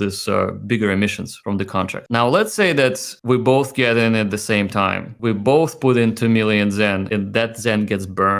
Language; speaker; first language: English; native; English